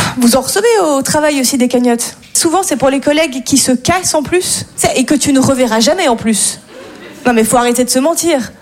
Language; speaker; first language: French; native; French